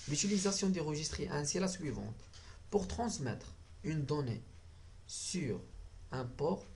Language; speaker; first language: French; non-native, local second language; Arabic